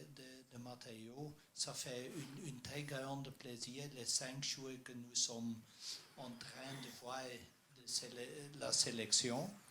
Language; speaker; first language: French; non-native, learner; Dutch